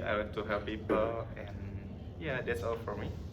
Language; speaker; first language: English; non-native, learner; Indonesian